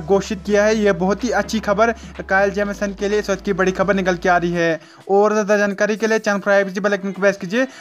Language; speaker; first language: Hindi; native; Hindi